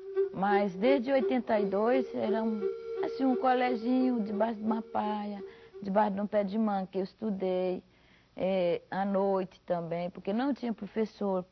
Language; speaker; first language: Portuguese; non-native, local second language; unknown